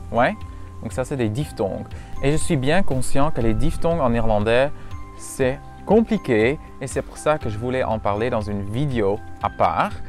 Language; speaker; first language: French; non-native, fluent; Dutch